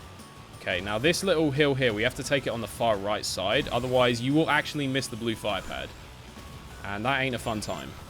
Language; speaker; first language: English; native; English